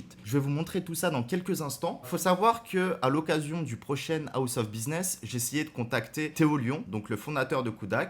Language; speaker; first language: French; native; French